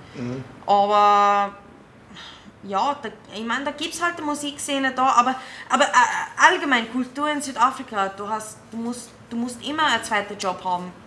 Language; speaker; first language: German; non-native, fluent; English